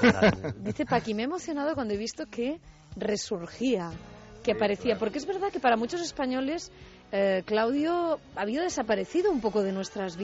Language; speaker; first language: Spanish; native; Spanish